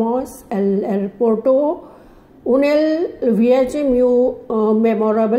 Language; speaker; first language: Spanish; non-native, learner; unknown